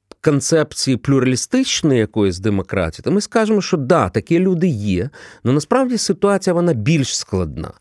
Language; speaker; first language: Ukrainian; non-native, local second language; Russian